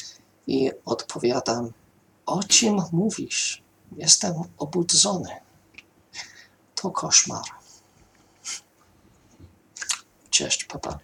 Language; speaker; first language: Polish; non-native, fluent; English